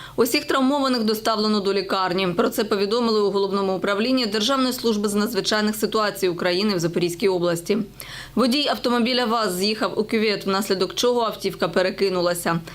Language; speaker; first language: Ukrainian; native; Ukrainian